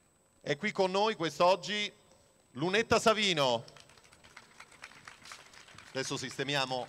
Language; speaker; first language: Italian; native; Italian